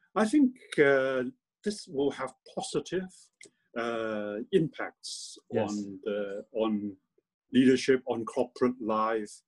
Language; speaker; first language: English; non-native, local second language; Cantonese